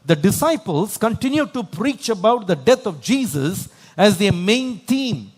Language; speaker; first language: English; non-native, local second language; Tamil